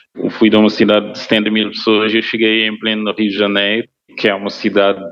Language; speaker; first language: Portuguese; non-native, local second language; Kabuverdianu